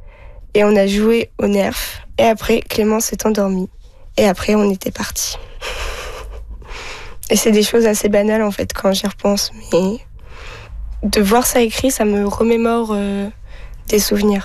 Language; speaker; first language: French; native; French